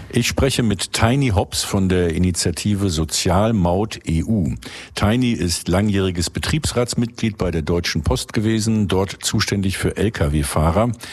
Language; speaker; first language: German; native; German